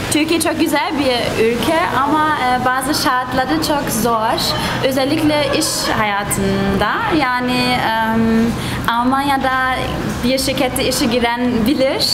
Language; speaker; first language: Turkish; non-native, fluent; German